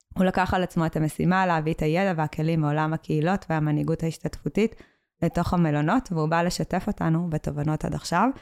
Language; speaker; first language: Hebrew; native; Hebrew